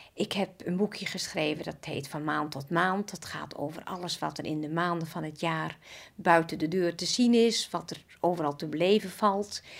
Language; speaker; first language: Dutch; native; Dutch